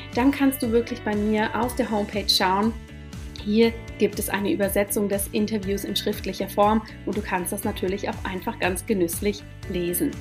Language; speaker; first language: German; native; German